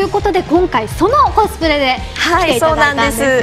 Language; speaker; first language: Japanese; native; Japanese